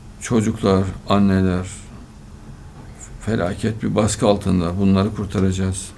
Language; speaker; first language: Turkish; native; Turkish